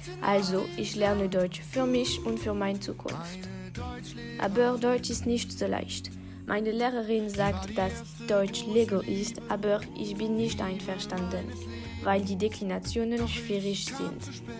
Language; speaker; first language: German; non-native, learner; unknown